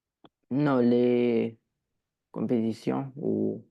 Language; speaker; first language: French; non-native, learner; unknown